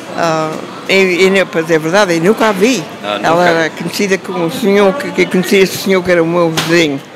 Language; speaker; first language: Portuguese; early bilingual, heritage; English